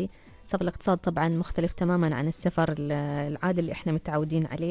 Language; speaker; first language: Arabic; native; Arabic